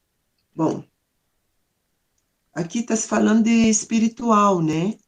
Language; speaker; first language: Portuguese; non-native, learner; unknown